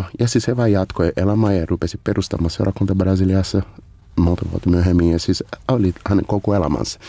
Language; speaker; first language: Finnish; non-native, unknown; Portuguese